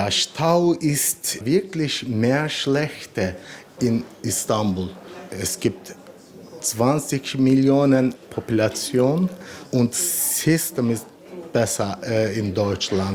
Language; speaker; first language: German; non-native, learner; Turkish